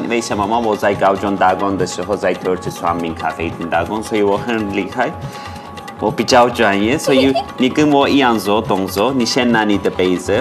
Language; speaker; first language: Chinese; non-native, fluent; Turkish